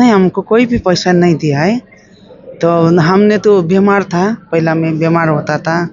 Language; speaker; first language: Hindi; non-native, local second language; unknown